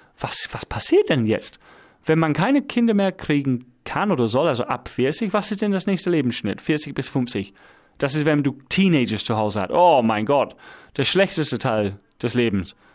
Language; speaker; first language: German; non-native, fluent; English